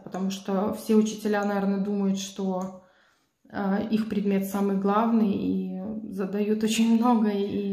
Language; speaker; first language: Russian; native; Russian